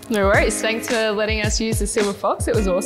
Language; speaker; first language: English; native; English